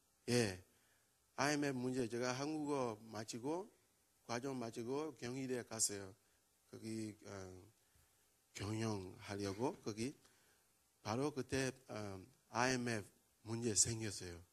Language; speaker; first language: Korean; non-native, learner; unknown